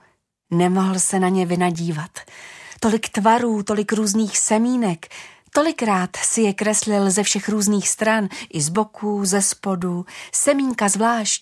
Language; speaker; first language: Czech; native; Czech